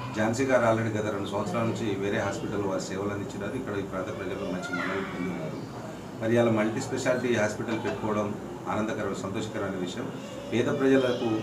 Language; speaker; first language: Telugu; native; Telugu